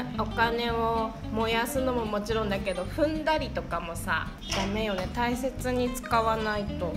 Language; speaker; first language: Japanese; native; Japanese